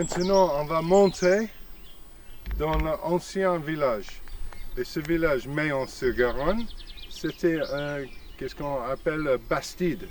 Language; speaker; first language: French; non-native, fluent; English